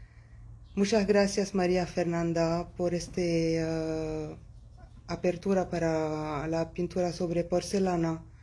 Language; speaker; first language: Spanish; non-native, local second language; Arabic